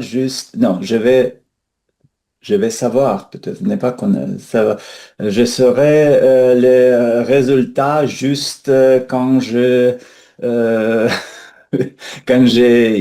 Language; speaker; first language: French; non-native, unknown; Russian